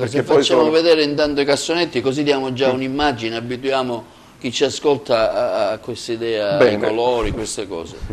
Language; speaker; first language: Italian; native; Italian